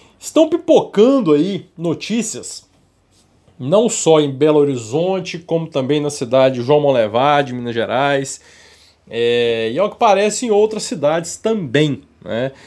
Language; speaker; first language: Portuguese; native; Portuguese